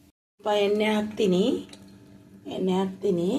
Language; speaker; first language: Kannada; non-native, local second language; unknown